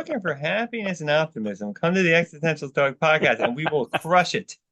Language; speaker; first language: English; native; English